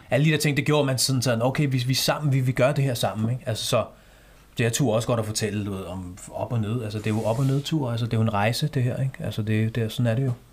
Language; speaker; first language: Danish; early bilingual, other home language; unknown